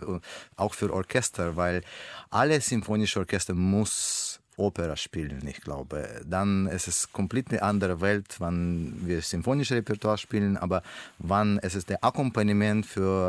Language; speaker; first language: German; non-native, learner; Russian